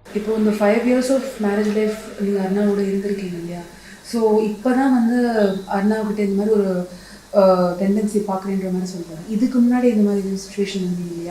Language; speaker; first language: Tamil; native; Tamil